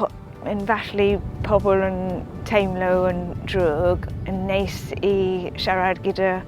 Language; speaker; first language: Welsh; non-native, learner; English